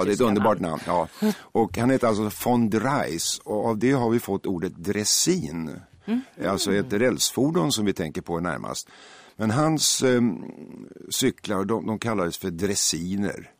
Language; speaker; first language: Swedish; native; Swedish